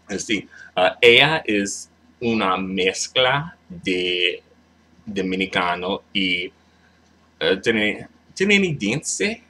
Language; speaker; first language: Spanish; non-native, learner; English